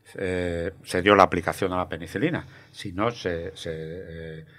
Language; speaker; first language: Spanish; native; Spanish